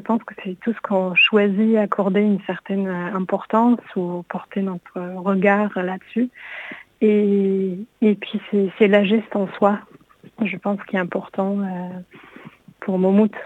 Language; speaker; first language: French; non-native, fluent; Hebrew